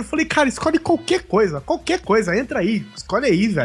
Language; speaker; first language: Portuguese; native; Portuguese